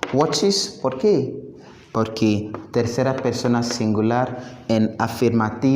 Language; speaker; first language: Spanish; non-native, fluent; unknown